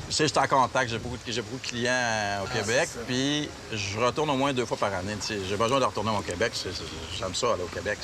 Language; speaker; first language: French; native; French